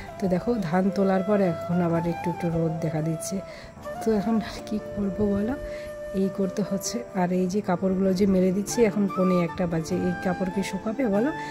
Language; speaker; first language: Bangla; non-native, local second language; Rangpuri